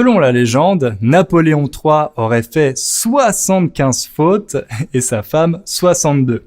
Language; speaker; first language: French; native; French